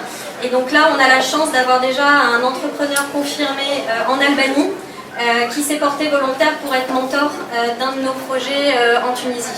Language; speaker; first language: French; native; French